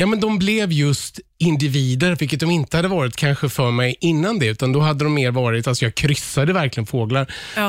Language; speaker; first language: Swedish; native; Swedish